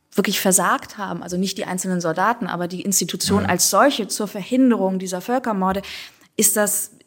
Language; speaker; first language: German; native; German